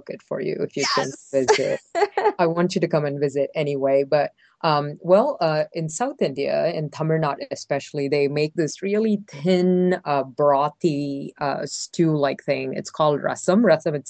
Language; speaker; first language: English; non-native, local second language; Tamil